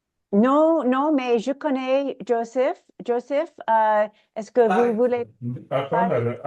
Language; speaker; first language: French; non-native, learner; English